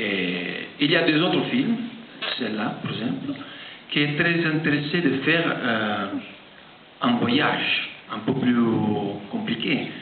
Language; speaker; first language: French; non-native, fluent; Italian